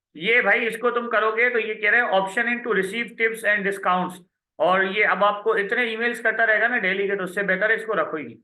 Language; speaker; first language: Urdu; native; Urdu